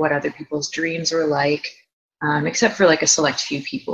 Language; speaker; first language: English; native; English